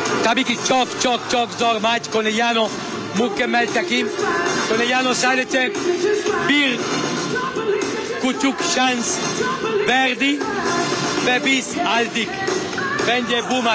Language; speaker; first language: Turkish; non-native, learner; Italian